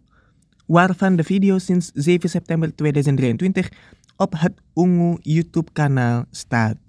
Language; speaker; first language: Dutch; non-native, fluent; Indonesian